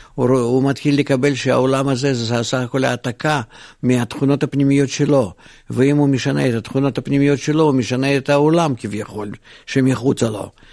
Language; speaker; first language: Hebrew; non-native, fluent; Russian